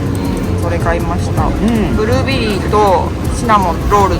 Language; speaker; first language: Japanese; native; Japanese